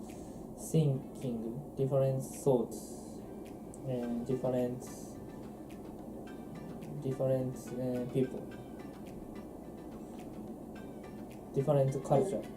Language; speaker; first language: English; non-native, learner; Japanese